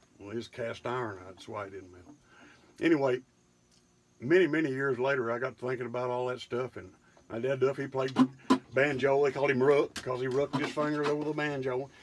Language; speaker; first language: English; native; English